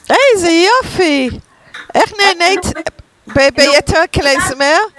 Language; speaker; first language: Hebrew; non-native, fluent; English